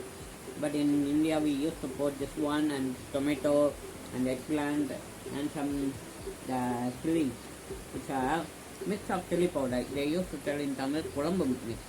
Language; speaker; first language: English; non-native, local second language; Tamil